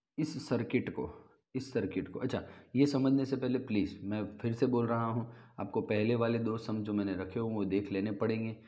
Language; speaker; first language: Hindi; non-native, local second language; Gujarati